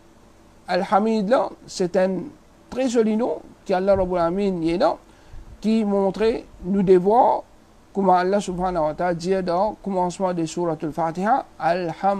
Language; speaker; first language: French; non-native, local second language; Morisyen